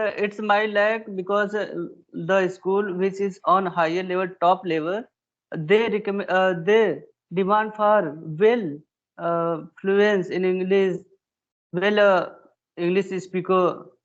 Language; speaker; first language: English; non-native, learner; Hindi